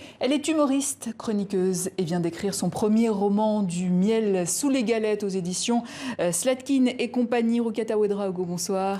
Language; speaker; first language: French; native; French